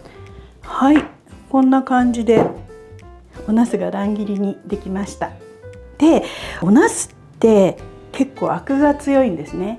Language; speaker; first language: Japanese; native; Japanese